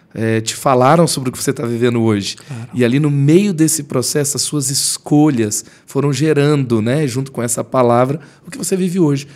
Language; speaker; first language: Portuguese; native; Portuguese